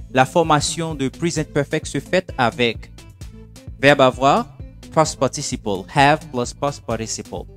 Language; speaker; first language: French; non-native, local second language; Haitian Creole